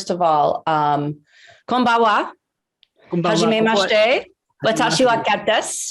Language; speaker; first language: Japanese; non-native, learner; English